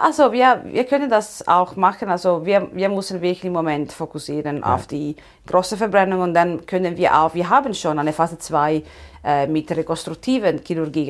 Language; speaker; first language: German; non-native, fluent; Italian